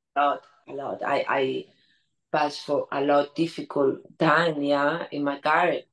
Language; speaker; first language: English; non-native, learner; Spanish